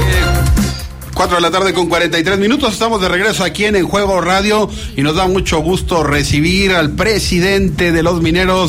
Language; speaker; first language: Spanish; native; Spanish